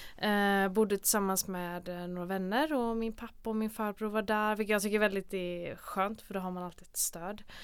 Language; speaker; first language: Swedish; native; Swedish